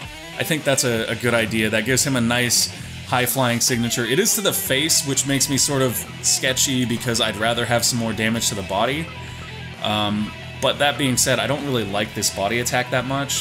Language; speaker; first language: English; native; English